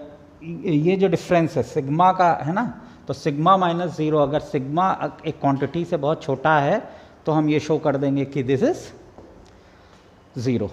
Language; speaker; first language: Hindi; native; Hindi